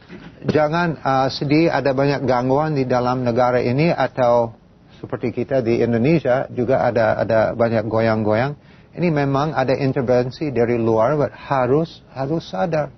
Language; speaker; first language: Indonesian; non-native, fluent; English